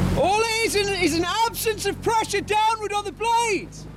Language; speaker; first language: English; native; English